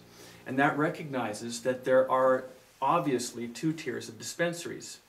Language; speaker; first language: English; native; English